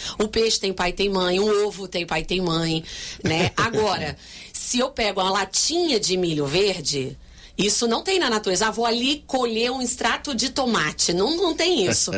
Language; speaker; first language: Portuguese; native; Portuguese